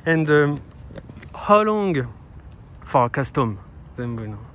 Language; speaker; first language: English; non-native, learner; French